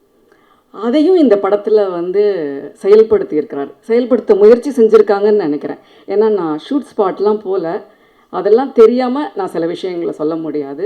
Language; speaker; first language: Tamil; native; Tamil